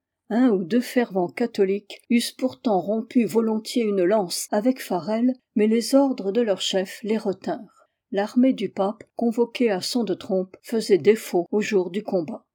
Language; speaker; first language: French; native; French